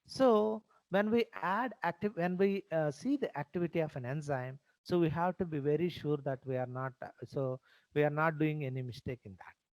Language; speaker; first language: English; non-native, local second language; Telugu